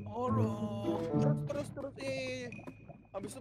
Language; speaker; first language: Indonesian; native; Indonesian